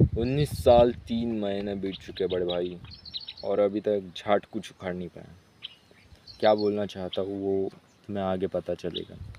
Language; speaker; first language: Hindi; non-native, local second language; Marathi